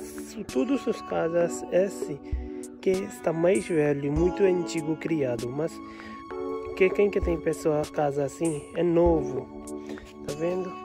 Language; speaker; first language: Portuguese; non-native, learner; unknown